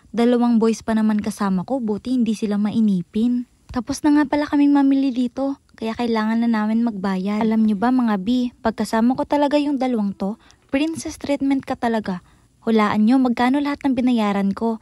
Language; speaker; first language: Filipino; non-native, local second language; Hiligaynon